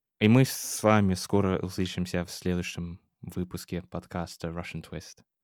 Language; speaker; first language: Russian; non-native, fluent; English